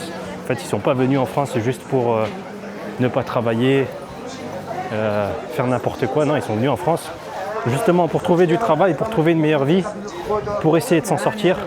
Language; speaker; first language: French; native; French